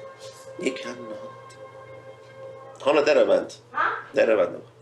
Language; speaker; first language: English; non-native, learner; Persian